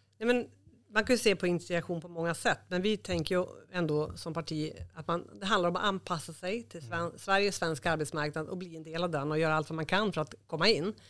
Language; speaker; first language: Swedish; native; Swedish